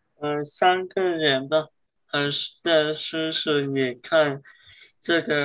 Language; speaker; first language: Chinese; early bilingual, heritage; English